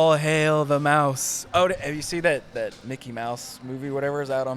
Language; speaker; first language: English; native; English